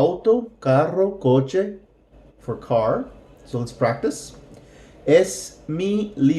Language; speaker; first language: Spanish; non-native, fluent; English